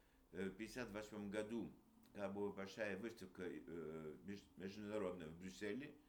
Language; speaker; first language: Russian; early bilingual, heritage; Russian